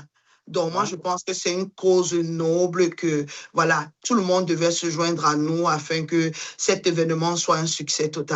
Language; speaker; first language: French; non-native, local second language; Duala